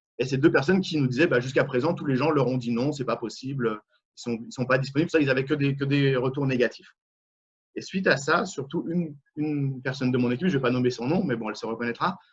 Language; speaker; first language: French; native; French